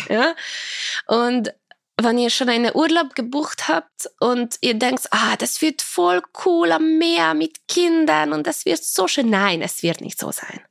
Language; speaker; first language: German; non-native, fluent; Croatian